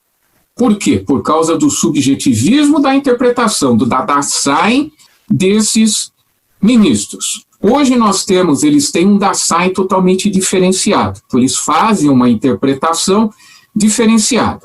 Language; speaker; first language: Portuguese; native; Portuguese